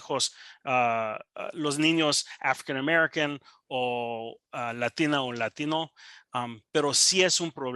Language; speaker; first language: Spanish; non-native, learner; English